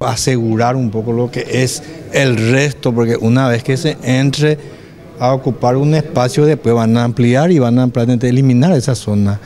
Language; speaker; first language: Spanish; native; Spanish